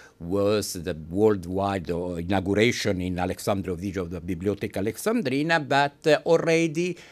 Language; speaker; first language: English; non-native, fluent; Italian